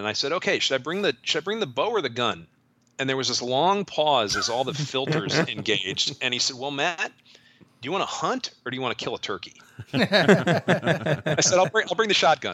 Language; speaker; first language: English; native; English